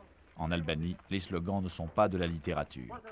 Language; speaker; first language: French; native; French